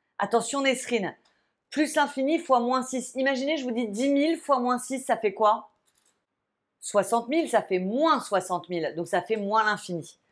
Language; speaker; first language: French; native; French